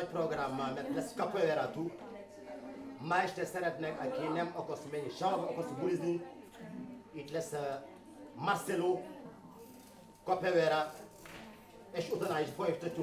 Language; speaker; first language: Hungarian; non-native, fluent; Wolof